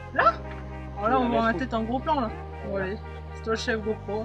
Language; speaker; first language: French; native; French